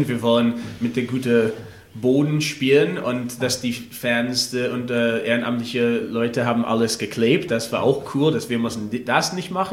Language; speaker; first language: German; non-native, fluent; English